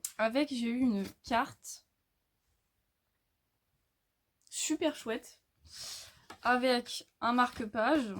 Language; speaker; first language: French; native; French